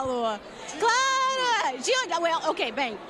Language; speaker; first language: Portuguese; non-native, fluent; English